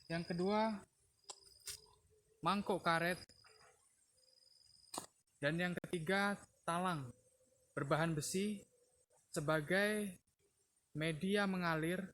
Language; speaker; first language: Indonesian; native; Indonesian